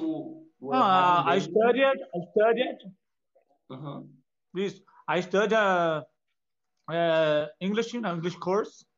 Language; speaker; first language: English; non-native, learner; Portuguese